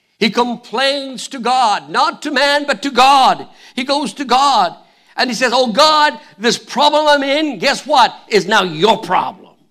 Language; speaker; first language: English; non-native, fluent; Spanish